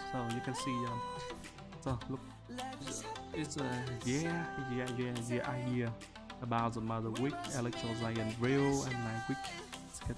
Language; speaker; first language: English; non-native, learner; Vietnamese